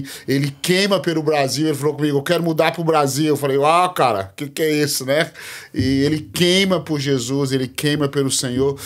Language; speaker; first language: Portuguese; native; Portuguese